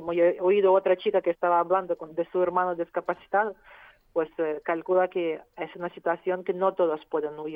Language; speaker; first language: Spanish; non-native, fluent; Ukrainian